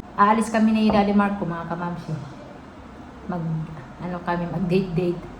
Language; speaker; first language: Filipino; non-native, local second language; Waray